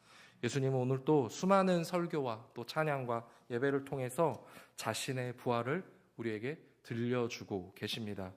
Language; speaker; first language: Korean; native; Korean